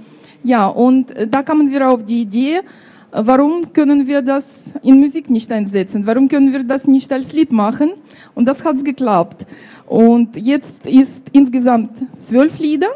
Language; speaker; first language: German; non-native, fluent; Russian